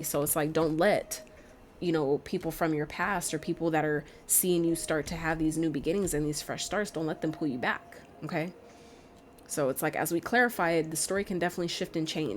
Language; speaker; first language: English; native; English